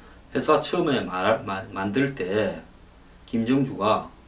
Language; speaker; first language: Korean; native; Korean